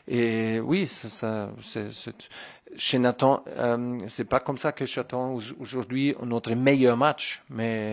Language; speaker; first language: French; non-native, fluent; German